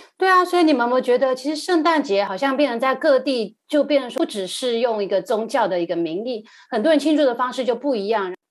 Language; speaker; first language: Chinese; native; Chinese